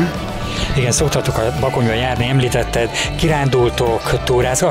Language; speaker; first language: Hungarian; native; Hungarian